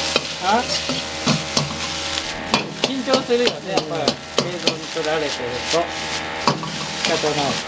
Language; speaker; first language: Japanese; native; Japanese